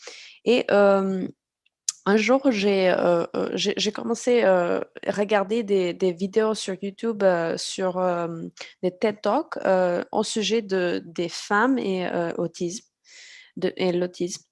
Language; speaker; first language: French; non-native, fluent; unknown